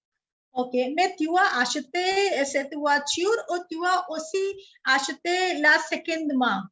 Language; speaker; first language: French; non-native, learner; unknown